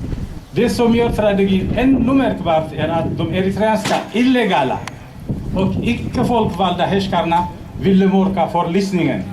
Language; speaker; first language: Swedish; non-native, fluent; Tigrinya